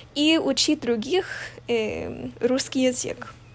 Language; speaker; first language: Russian; non-native, learner; English